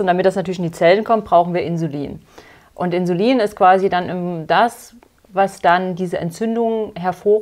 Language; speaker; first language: German; native; German